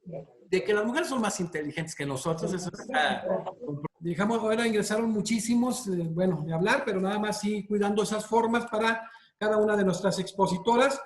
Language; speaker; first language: Spanish; native; Spanish